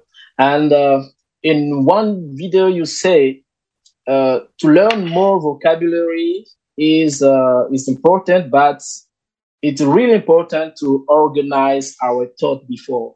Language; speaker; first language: English; non-native, learner; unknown